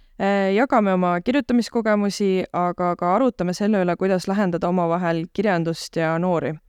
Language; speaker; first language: Estonian; native; Estonian